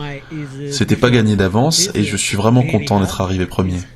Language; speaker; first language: French; native; French